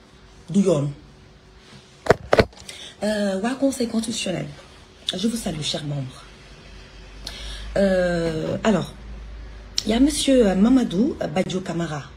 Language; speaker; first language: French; non-native, local second language; Wolof